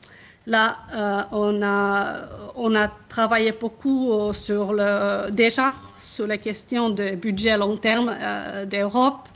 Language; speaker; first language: French; non-native, fluent; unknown